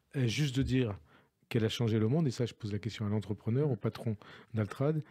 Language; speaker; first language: French; native; French